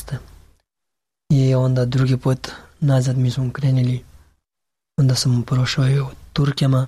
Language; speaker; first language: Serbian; non-native, learner; Pashto